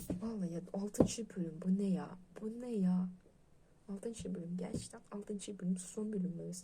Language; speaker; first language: Turkish; non-native, learner; Russian